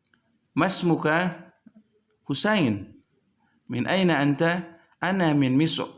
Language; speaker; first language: Arabic; non-native, fluent; Indonesian